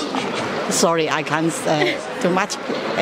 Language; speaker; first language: English; non-native, learner; Chinese